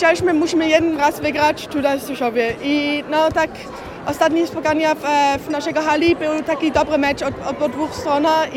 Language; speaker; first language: Polish; early bilingual, heritage; Polish